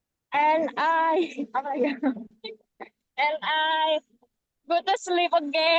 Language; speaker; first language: English; non-native, learner; Indonesian